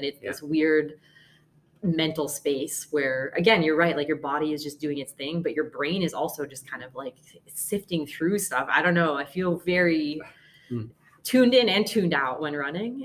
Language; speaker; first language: English; native; English